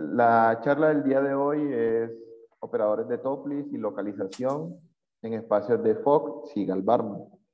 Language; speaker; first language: Spanish; native; Spanish